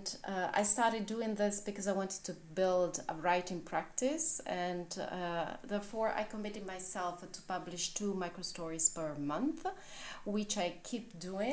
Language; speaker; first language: English; non-native, fluent; Italian